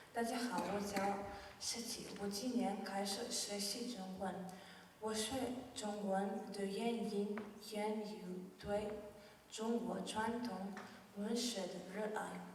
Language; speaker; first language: Chinese; non-native, learner; Slovenian